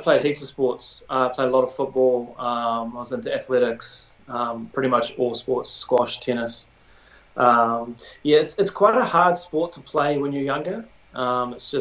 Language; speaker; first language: English; native; English